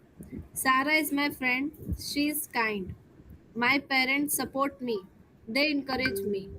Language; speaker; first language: English; non-native, learner; Hindi